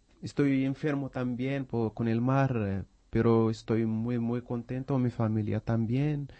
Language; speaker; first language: Spanish; non-native, learner; Arabic